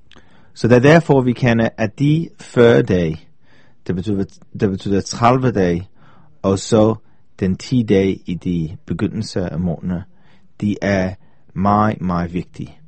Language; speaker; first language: Danish; non-native, fluent; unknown